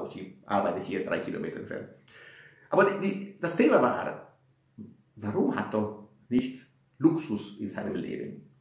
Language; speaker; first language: German; non-native, fluent; Italian